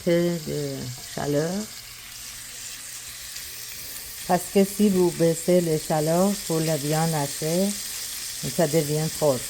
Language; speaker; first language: French; non-native, learner; Persian